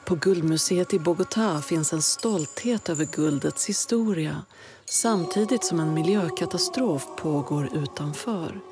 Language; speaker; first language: Swedish; native; Swedish